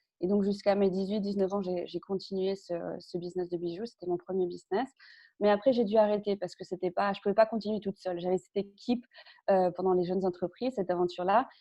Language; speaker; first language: French; early bilingual, other home language; Spanish